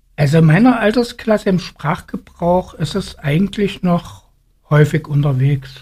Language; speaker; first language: German; native; German